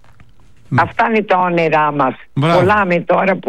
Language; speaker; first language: Greek; early bilingual, heritage; Greek